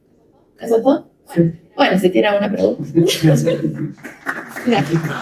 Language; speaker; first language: Spanish; native; Spanish